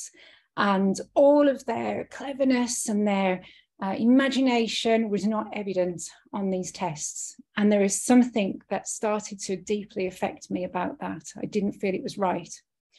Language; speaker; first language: English; native; English